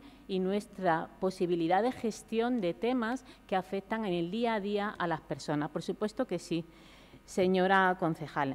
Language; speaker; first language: Spanish; native; Spanish